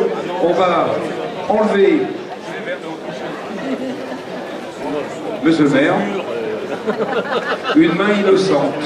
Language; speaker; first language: French; native; French